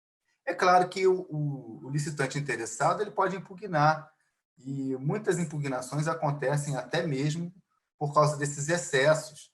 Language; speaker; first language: Portuguese; native; Portuguese